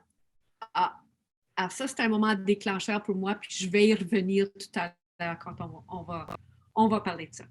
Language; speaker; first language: French; native; French